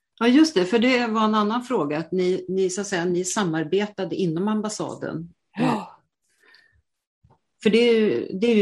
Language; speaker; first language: Swedish; native; Swedish